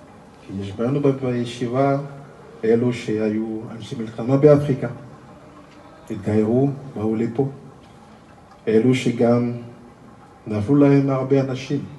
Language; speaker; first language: Hebrew; non-native, learner; French